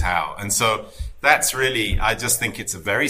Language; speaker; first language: English; native; English